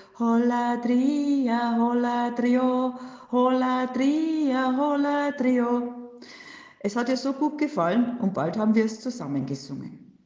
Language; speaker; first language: German; native; German